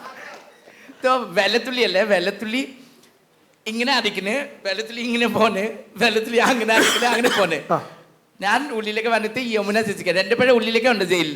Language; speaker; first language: Malayalam; non-native, local second language; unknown